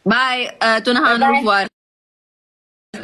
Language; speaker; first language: French; non-native, learner; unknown